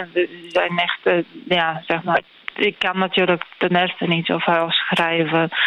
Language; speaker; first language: Dutch; non-native, fluent; Bulgarian